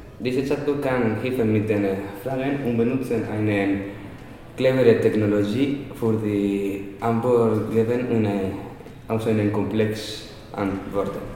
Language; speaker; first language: German; non-native, learner; Spanish